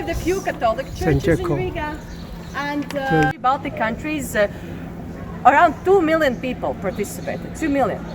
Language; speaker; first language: English; non-native, fluent; Latvian